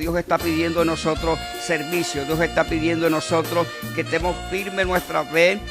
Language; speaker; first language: Spanish; native; Spanish